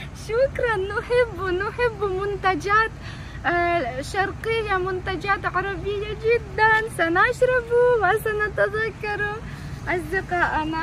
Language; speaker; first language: Arabic; non-native, fluent; Ukrainian